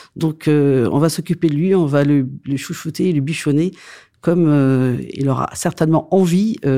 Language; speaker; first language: French; native; French